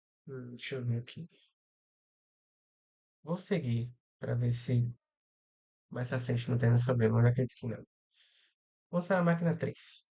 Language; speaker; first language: Portuguese; native; Portuguese